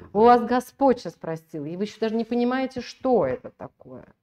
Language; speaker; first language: Russian; native; Russian